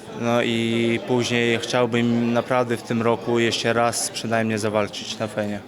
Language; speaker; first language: Polish; non-native, fluent; Chechen